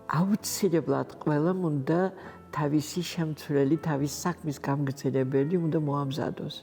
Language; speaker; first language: Georgian; non-native, fluent; Adyghe